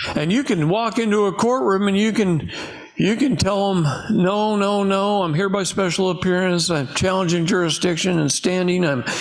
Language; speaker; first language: English; native; English